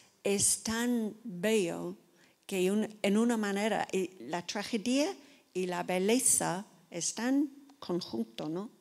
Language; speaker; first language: Spanish; non-native, fluent; English